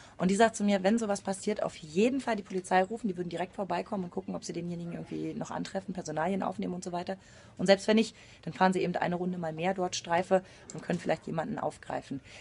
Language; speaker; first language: German; native; German